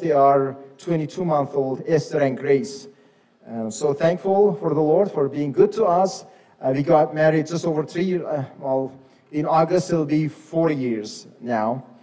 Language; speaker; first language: English; non-native, fluent; Persian